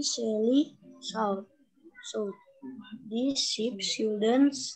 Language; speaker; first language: English; non-native, learner; Indonesian